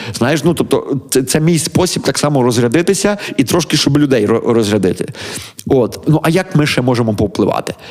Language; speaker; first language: Ukrainian; native; Ukrainian